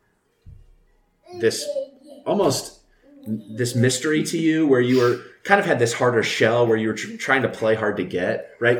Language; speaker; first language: English; native; English